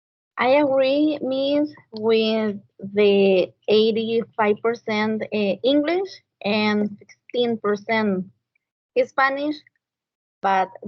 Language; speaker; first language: English; non-native, learner; Spanish